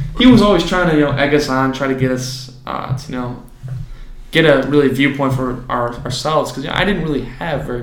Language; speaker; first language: English; native; English